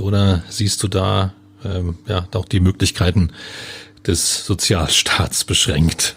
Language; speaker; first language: German; native; German